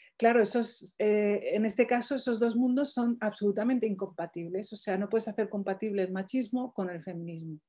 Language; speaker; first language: Spanish; non-native, fluent; Arabic